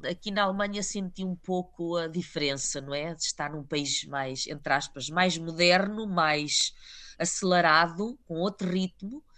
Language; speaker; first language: Portuguese; native; Portuguese